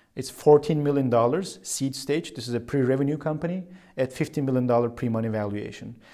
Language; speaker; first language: English; non-native, fluent; Turkish